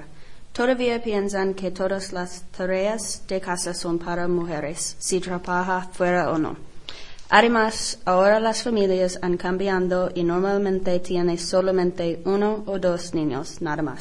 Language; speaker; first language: Spanish; non-native, learner; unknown